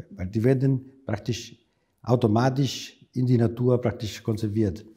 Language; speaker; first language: German; non-native, fluent; Italian